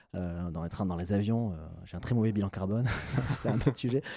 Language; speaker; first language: French; native; French